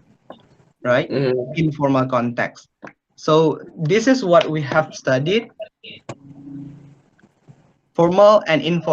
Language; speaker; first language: English; non-native, fluent; Indonesian